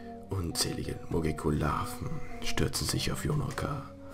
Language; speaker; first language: German; native; German